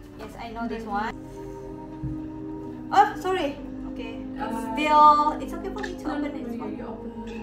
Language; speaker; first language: English; non-native, learner; Indonesian